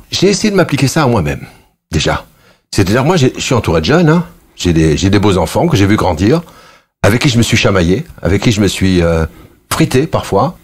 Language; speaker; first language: French; early bilingual, other home language; Kabyle